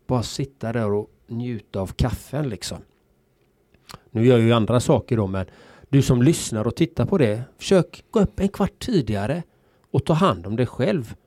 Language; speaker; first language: Swedish; native; Swedish